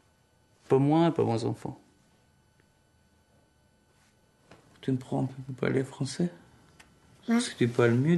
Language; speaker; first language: French; non-native, learner; Albanian